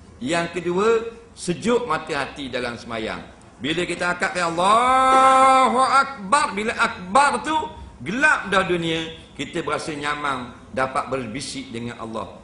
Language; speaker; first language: Malay; native; Malay